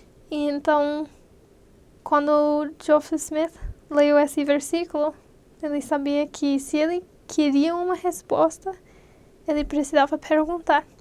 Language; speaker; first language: Portuguese; non-native, fluent; English